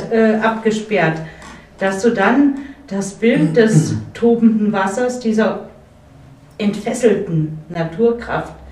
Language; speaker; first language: German; native; German